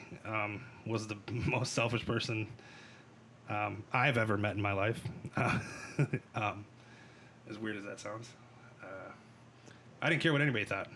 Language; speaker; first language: English; native; English